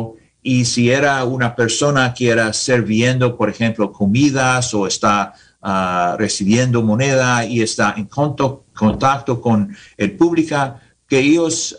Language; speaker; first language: Spanish; non-native, learner; English